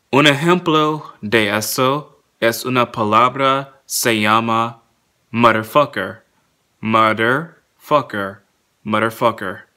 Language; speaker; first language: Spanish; non-native, learner; English